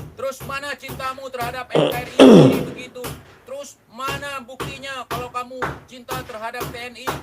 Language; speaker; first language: Indonesian; non-native, local second language; Achinese